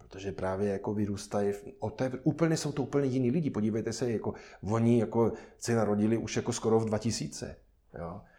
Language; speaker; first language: Czech; non-native, fluent; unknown